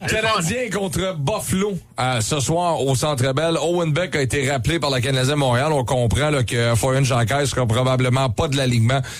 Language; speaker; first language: French; native; French